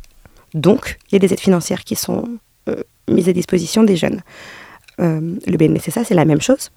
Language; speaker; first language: French; native; French